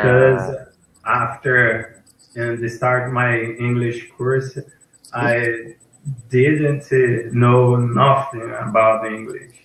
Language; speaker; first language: English; non-native, learner; Portuguese